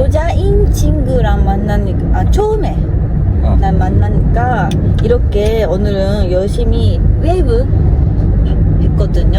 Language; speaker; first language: Korean; non-native, learner; Japanese